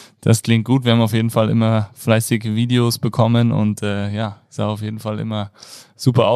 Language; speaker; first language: German; native; German